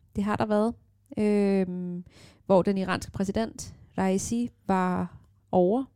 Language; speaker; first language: Danish; early bilingual, other home language; Persian